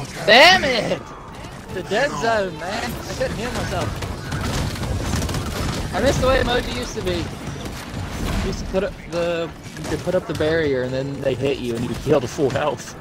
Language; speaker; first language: English; native; English